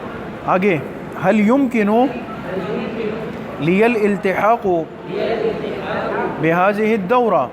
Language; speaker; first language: Arabic; non-native, fluent; Urdu